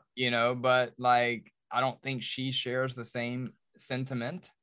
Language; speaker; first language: English; native; English